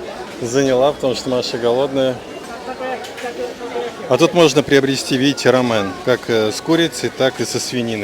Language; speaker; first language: Russian; native; Russian